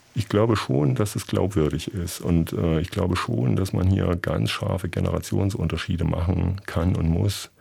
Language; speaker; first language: German; native; German